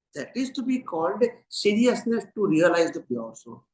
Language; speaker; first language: English; non-native, local second language; Gujarati